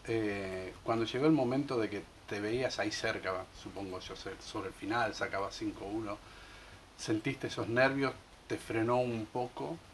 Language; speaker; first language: Spanish; native; Spanish